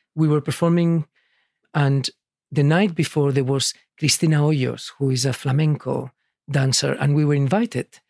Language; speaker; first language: English; early bilingual, other home language; Catalan